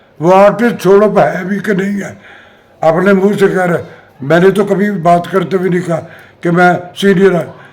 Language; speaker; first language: Urdu; non-native, local second language; Punjabi